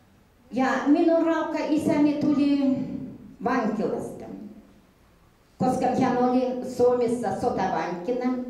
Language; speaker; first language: Finnish; early bilingual, heritage; Finnish